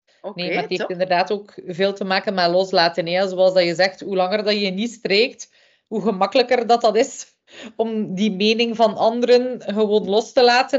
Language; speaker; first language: Dutch; native; Dutch